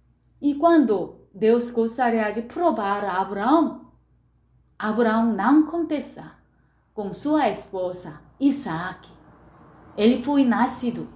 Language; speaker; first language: Portuguese; non-native, learner; Korean